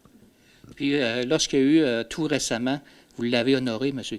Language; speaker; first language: French; native; French